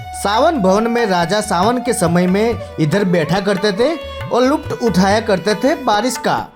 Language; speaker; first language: Hindi; non-native, local second language; Gujarati